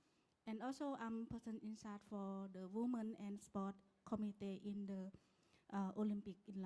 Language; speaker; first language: English; non-native, learner; Lao